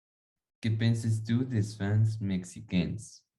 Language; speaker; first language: French; non-native, learner; Spanish